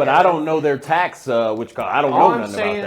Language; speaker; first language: English; native; English